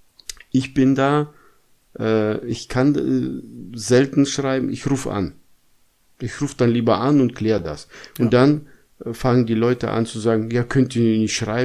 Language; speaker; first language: German; non-native, fluent; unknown